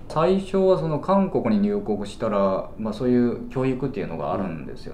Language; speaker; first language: Japanese; non-native, fluent; Korean